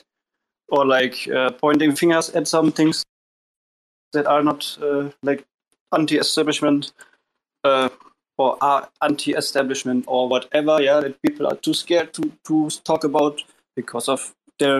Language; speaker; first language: English; non-native, fluent; German